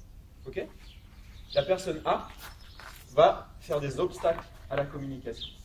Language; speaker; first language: French; native; French